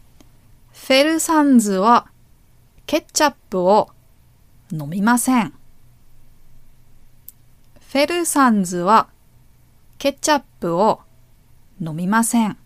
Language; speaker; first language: Japanese; non-native, learner; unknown